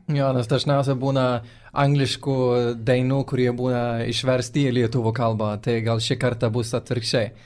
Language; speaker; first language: Lithuanian; non-native, fluent; Swedish